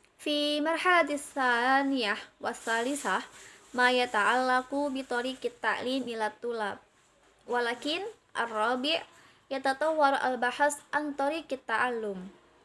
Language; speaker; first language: Arabic; non-native, learner; Indonesian